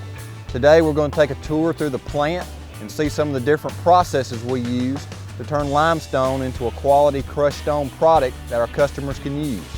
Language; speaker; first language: English; native; English